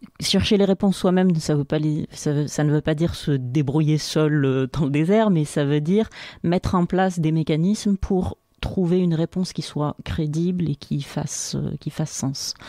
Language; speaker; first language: French; non-native, local second language; Arabic